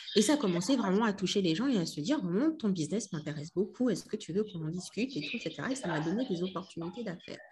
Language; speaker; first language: French; non-native, local second language; Lingala